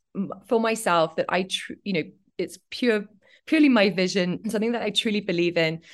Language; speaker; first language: English; native; English